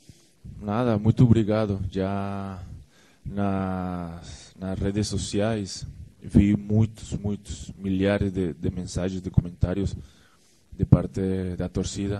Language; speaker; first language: Portuguese; non-native, fluent; Spanish